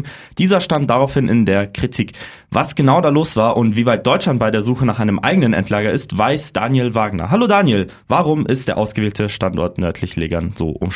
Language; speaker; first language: German; native; German